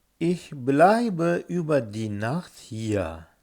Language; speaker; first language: German; non-native, fluent; Turkish